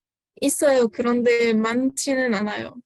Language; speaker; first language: Korean; non-native, fluent; Arabic